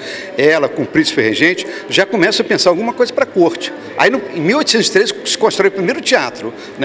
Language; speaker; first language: Portuguese; native; Portuguese